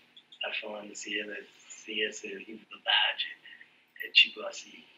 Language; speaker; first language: Portuguese; non-native, fluent; English